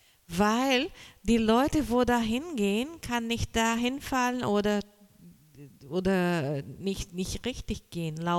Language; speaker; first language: German; non-native, learner; Portuguese